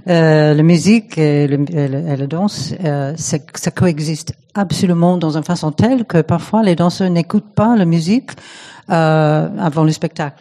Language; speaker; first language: French; non-native, fluent; English